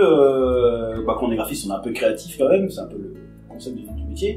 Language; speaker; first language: French; native; French